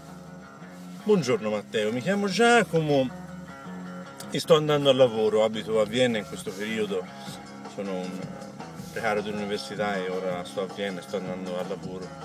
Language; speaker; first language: Italian; native; Italian